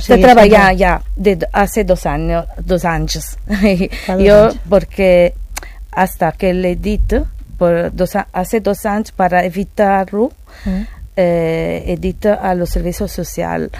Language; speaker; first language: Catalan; non-native, learner; Spanish